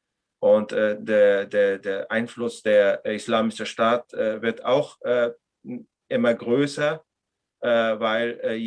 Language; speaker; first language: German; non-native, fluent; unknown